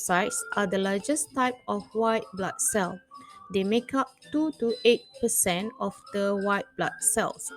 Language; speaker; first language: English; non-native, fluent; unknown